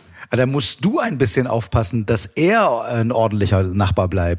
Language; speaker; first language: German; native; German